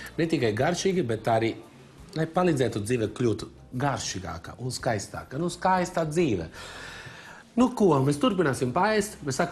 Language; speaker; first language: Latvian; non-native, fluent; Italian